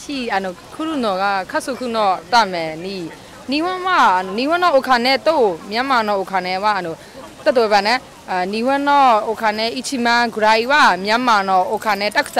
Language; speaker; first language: Japanese; non-native, learner; Burmese